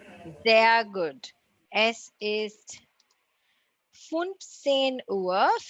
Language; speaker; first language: German; non-native, learner; Tamil